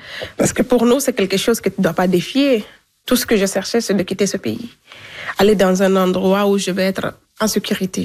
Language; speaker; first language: French; non-native, local second language; Fula